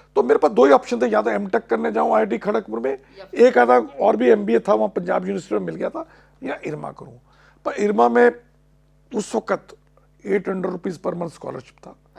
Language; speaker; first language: Hindi; non-native, local second language; Punjabi